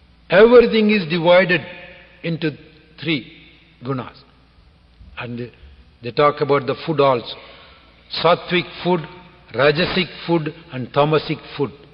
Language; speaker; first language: English; non-native, local second language; Tamil